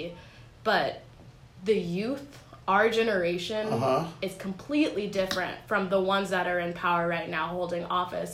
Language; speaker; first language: English; native; English